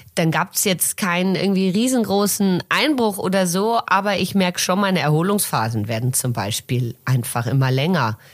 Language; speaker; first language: German; early bilingual, heritage; German